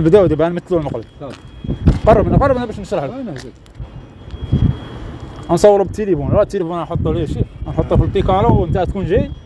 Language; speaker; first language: Arabic; native; Arabic